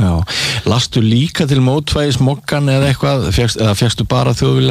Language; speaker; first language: Icelandic; native; Icelandic